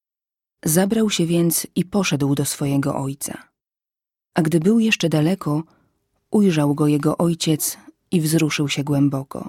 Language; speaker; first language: Polish; native; Polish